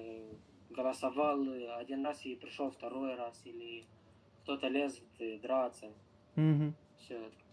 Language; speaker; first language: Russian; non-native, local second language; Romanian